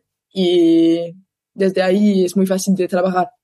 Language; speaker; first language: Spanish; non-native, learner; French